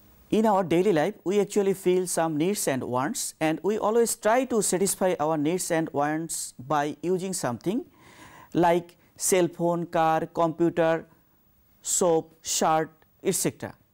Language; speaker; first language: English; non-native, local second language; Bangla